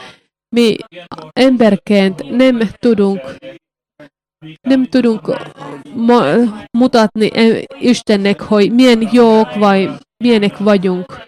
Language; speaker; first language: Hungarian; non-native, learner; Finnish